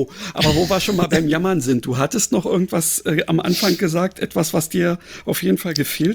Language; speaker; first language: German; native; German